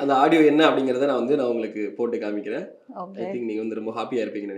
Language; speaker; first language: Tamil; native; Tamil